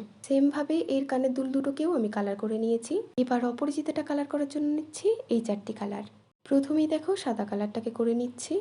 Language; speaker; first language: Bangla; native; Bangla